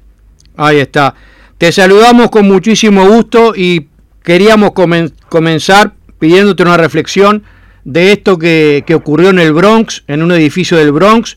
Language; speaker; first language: Spanish; native; Spanish